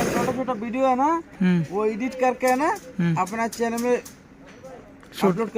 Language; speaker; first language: Hindi; non-native, learner; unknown